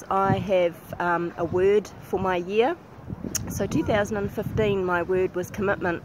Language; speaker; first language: English; native; English